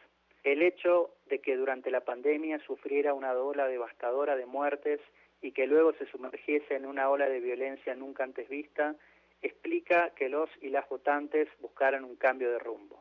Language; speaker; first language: Spanish; native; Spanish